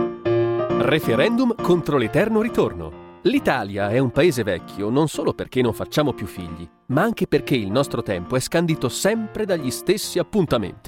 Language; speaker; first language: Italian; native; Italian